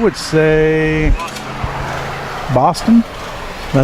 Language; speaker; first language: English; native; English